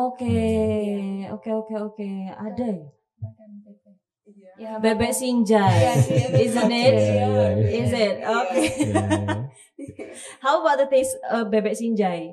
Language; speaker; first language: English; non-native, fluent; Indonesian